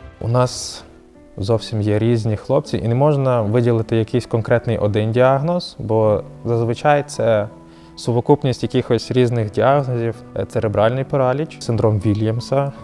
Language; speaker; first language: Ukrainian; native; Ukrainian